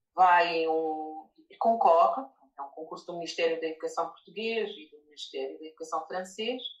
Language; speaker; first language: Portuguese; native; Portuguese